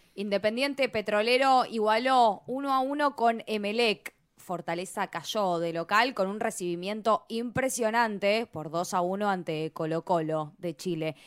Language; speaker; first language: Spanish; native; Spanish